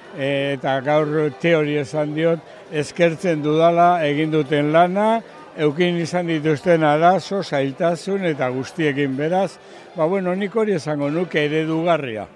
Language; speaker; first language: Basque; native; Basque